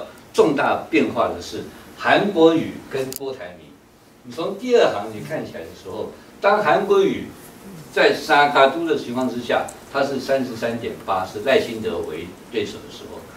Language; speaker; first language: Chinese; native; Chinese